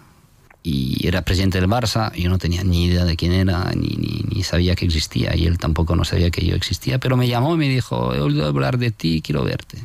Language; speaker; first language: Spanish; non-native, fluent; French